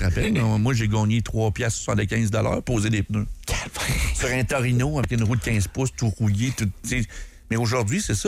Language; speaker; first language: French; native; French